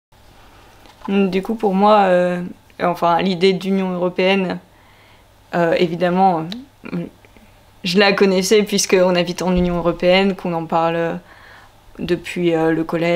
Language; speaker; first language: French; native; French